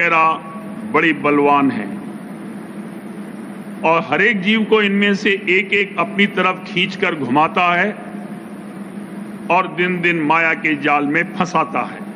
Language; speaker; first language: Hindi; native; Hindi